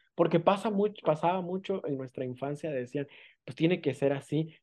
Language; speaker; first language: Spanish; non-native, local second language; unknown